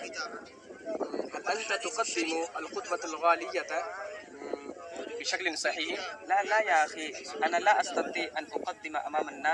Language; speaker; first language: Arabic; non-native, learner; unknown